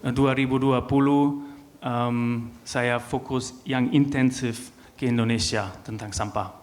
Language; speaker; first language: Indonesian; non-native, fluent; German